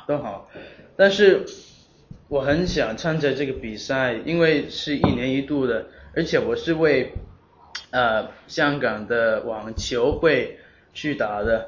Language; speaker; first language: Chinese; non-native, local second language; Cantonese